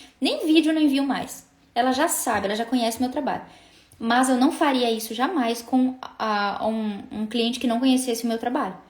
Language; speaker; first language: Portuguese; native; Portuguese